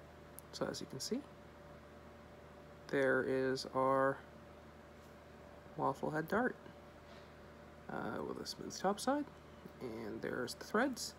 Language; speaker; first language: English; native; English